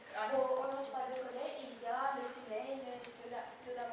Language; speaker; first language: French; non-native, learner; Ukrainian